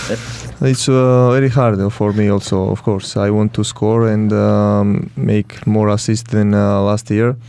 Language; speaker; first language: English; non-native, learner; Georgian